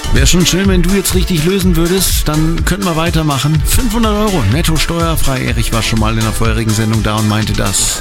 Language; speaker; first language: German; native; German